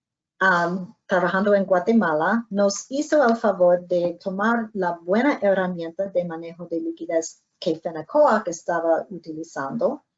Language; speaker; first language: Spanish; non-native, fluent; English